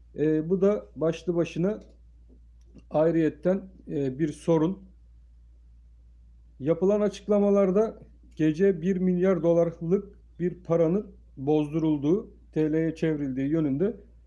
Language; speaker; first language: Turkish; native; Turkish